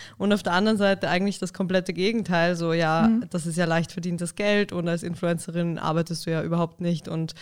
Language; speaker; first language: German; native; German